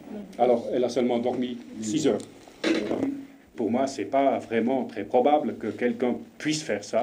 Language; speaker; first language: French; non-native, fluent; German